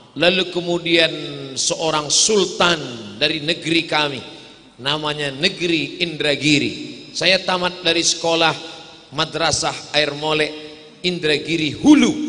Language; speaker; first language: Indonesian; native; Indonesian